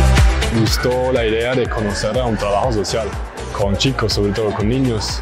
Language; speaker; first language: Spanish; non-native, fluent; German